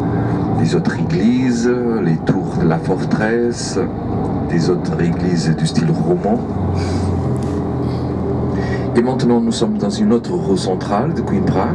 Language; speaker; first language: French; non-native, fluent; Portuguese